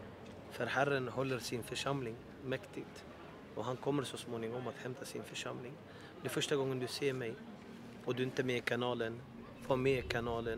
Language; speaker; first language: Swedish; non-native, fluent; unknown